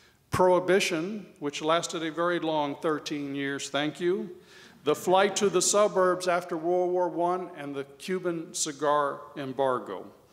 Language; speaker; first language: English; early bilingual, other home language; Spanish